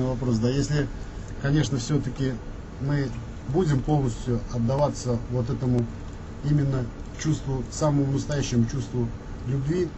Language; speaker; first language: Russian; native; Russian